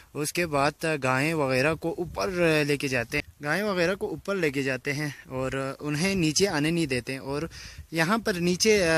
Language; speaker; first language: Urdu; non-native, local second language; Balti